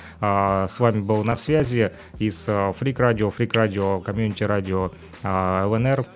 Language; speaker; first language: Russian; native; Russian